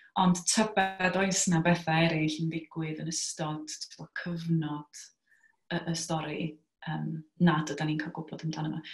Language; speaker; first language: Welsh; native; Welsh